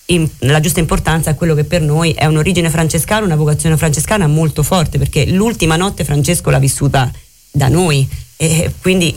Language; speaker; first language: Italian; native; Italian